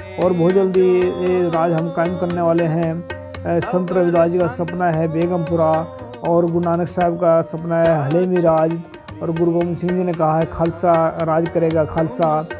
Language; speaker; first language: Hindi; non-native, local second language; Punjabi